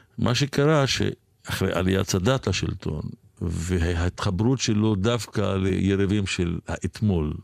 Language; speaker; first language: Hebrew; non-native, local second language; Arabic